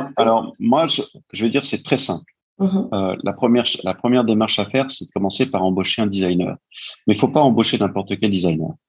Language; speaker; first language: French; native; French